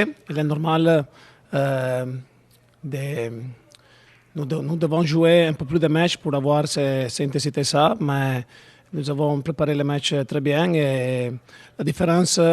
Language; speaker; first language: French; non-native, learner; Italian